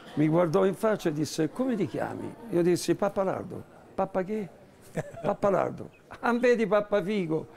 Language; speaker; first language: Italian; native; Italian